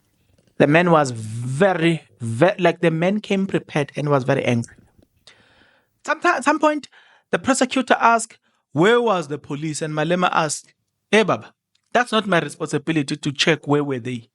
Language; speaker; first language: English; non-native, local second language; Zulu